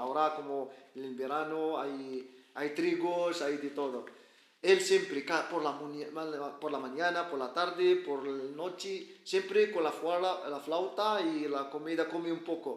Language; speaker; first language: Spanish; non-native, learner; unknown